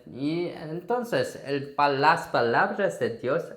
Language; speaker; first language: Spanish; non-native, fluent; Korean